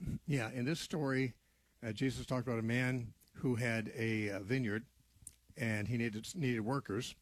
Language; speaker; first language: English; native; English